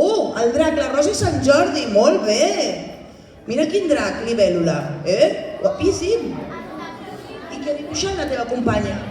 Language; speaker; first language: Catalan; native; Catalan